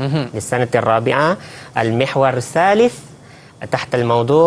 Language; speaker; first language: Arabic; non-native, fluent; Malay